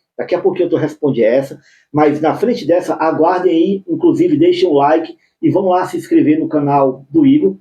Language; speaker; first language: Portuguese; native; Portuguese